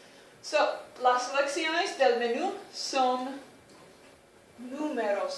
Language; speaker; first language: Spanish; non-native, fluent; English